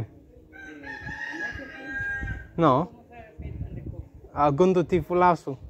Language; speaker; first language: Spanish; non-native, learner; English